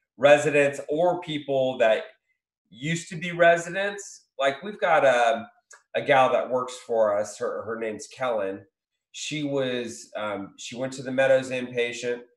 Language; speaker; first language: English; native; English